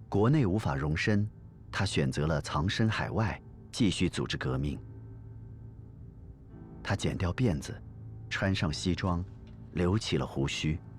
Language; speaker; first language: Chinese; native; Chinese